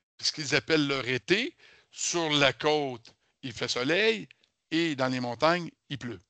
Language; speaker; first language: French; native; French